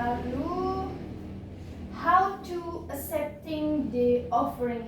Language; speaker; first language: English; non-native, learner; Indonesian